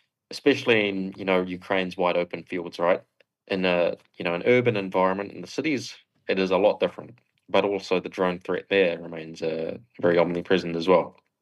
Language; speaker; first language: English; native; English